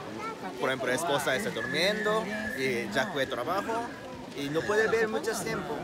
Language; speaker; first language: Spanish; non-native, learner; Japanese